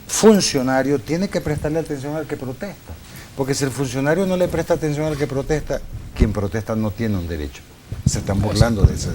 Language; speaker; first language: Spanish; native; Spanish